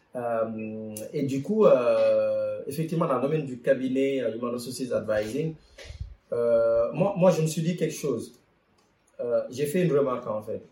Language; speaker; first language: French; non-native, local second language; Wolof